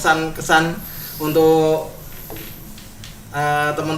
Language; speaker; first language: Indonesian; native; Indonesian